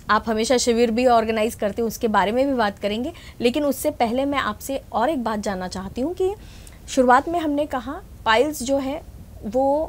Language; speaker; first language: Hindi; non-native, local second language; Marathi